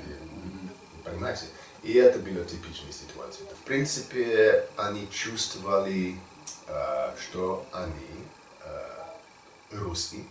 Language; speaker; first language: Russian; non-native, learner; English